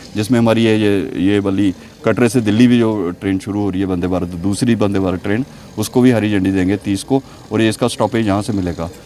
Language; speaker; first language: Hindi; native; Hindi